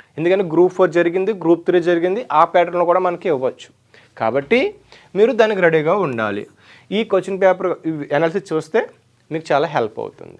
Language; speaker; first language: Telugu; native; Telugu